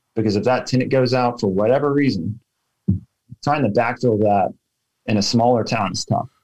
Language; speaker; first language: English; native; English